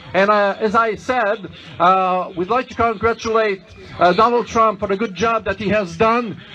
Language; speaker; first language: English; non-native, fluent; French